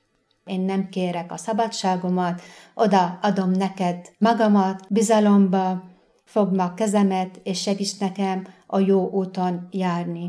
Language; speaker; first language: Hungarian; non-native, fluent; Arabic